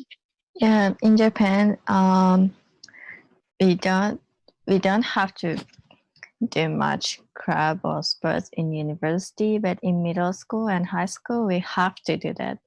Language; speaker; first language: English; non-native, learner; Japanese